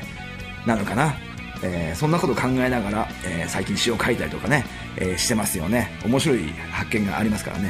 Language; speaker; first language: Japanese; native; Japanese